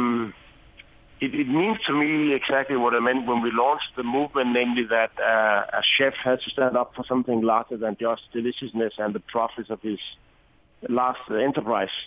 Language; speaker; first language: English; non-native, fluent; Danish